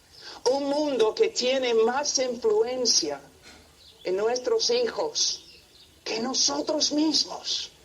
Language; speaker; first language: Spanish; non-native, fluent; English